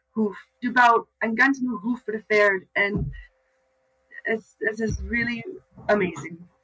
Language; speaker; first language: German; non-native, learner; English